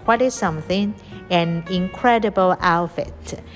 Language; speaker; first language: English; non-native, fluent; Chinese